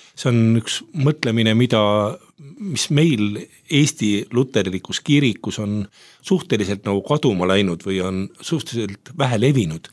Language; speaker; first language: Estonian; native; Estonian